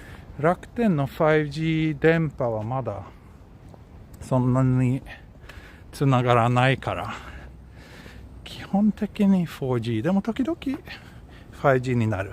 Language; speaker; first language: Japanese; non-native, fluent; Swedish